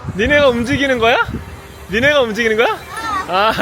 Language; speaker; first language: Korean; native; Korean